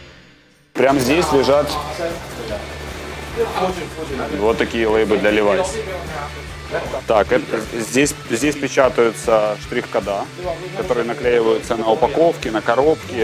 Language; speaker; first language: Russian; native; Russian